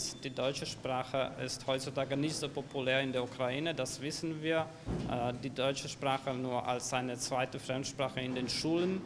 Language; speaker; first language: German; non-native, fluent; Ukrainian